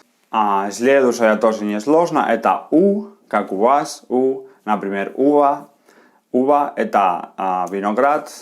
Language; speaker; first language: Russian; non-native, fluent; Spanish